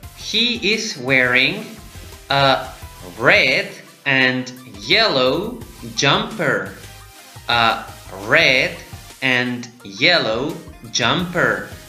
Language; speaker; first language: English; non-native, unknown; Spanish